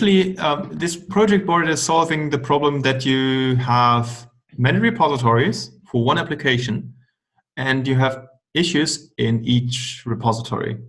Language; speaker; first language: English; non-native, fluent; German